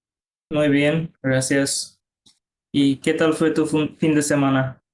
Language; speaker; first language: Spanish; non-native, fluent; Bangla